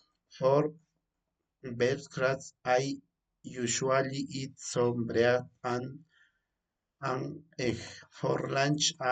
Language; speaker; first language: English; non-native, learner; Spanish